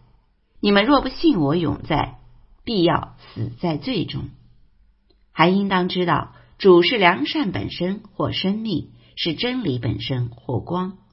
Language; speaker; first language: Chinese; native; Chinese